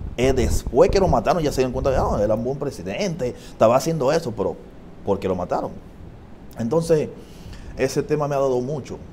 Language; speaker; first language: Spanish; non-native, fluent; Haitian Creole